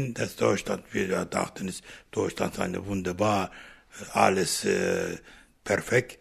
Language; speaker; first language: German; non-native, learner; Turkish